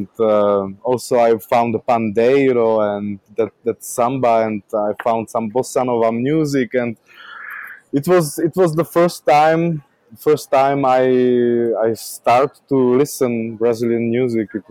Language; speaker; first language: English; non-native, learner; Czech